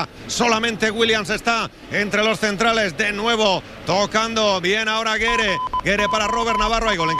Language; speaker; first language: Spanish; native; Spanish